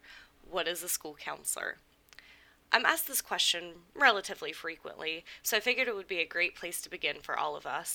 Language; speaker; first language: English; native; English